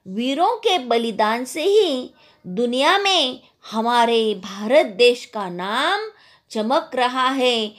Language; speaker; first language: Hindi; non-native, local second language; Marathi